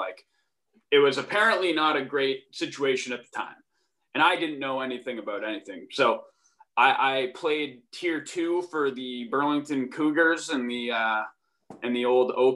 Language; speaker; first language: English; native; English